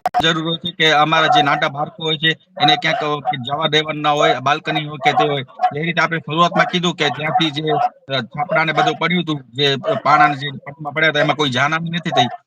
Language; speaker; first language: Gujarati; native; Gujarati